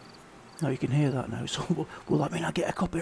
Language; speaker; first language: English; native; English